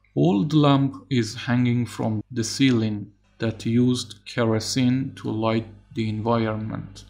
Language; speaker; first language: English; non-native, fluent; Persian